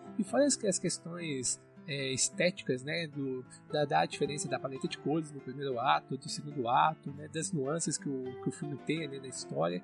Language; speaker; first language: Portuguese; native; Portuguese